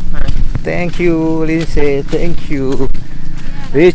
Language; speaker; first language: English; non-native, learner; Indonesian